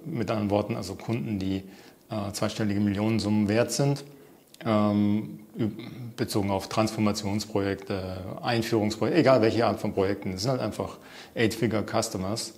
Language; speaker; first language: German; native; German